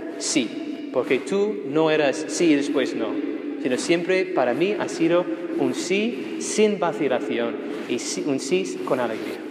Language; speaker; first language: Spanish; non-native, fluent; English